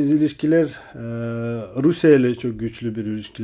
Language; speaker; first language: Turkish; non-native, learner; Kazakh